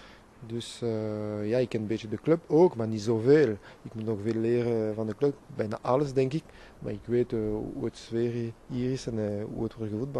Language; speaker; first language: Dutch; non-native, local second language; French